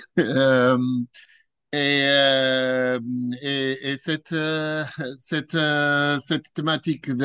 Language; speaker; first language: French; non-native, learner; Portuguese